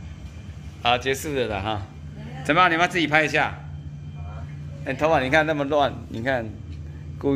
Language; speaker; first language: Chinese; native; Chinese